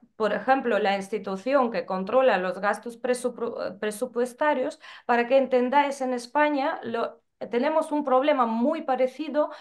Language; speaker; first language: Spanish; non-native, fluent; Ukrainian